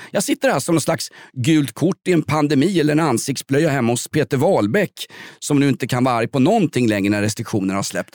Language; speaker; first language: Swedish; native; Swedish